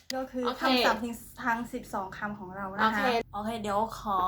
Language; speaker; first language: Thai; non-native, fluent; Khmer